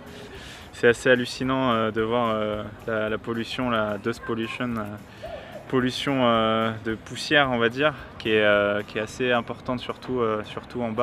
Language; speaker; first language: French; native; French